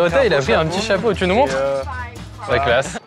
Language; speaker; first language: French; native; French